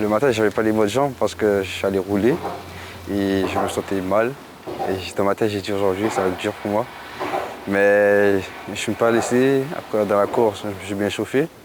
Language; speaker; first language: French; non-native, fluent; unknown